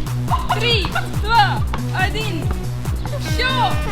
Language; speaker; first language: Russian; non-native, learner; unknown